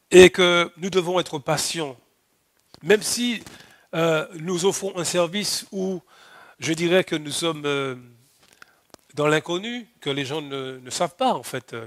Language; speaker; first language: French; native; French